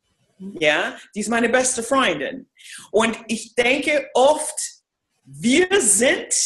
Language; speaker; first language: German; non-native, fluent; English